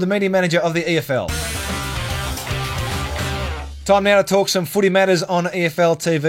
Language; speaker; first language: English; native; English